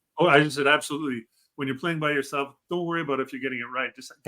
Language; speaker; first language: English; native; English